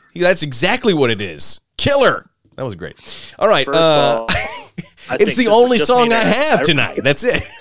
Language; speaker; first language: English; native; English